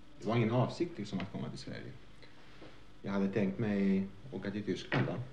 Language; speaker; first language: Swedish; non-native, fluent; Greek